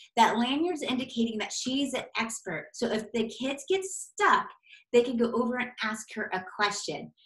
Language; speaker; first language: English; native; English